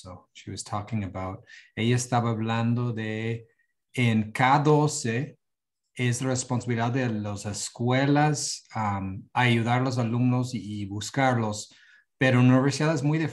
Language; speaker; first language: Spanish; non-native, fluent; English